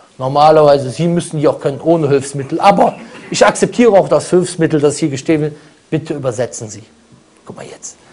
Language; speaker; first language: German; native; German